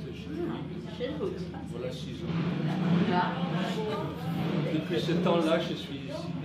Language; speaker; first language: French; non-native, fluent; Dutch